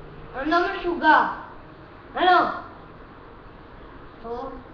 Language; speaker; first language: Hebrew; early bilingual, other home language; Russian